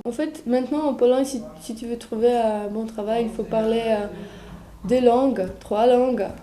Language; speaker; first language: French; non-native, fluent; Polish